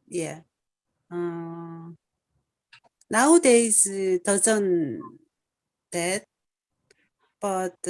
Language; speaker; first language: English; non-native, learner; Korean